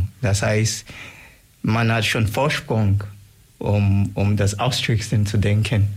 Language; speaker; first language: German; non-native, learner; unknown